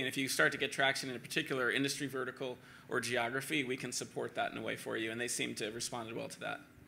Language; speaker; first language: English; native; English